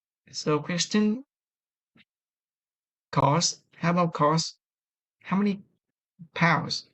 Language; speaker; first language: English; non-native, learner; Vietnamese